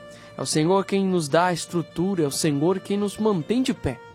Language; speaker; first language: Portuguese; native; Portuguese